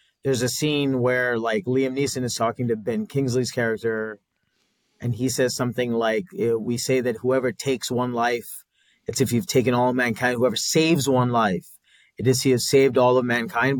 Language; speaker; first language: English; native; English